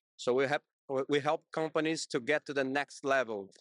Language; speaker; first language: English; non-native, fluent; Portuguese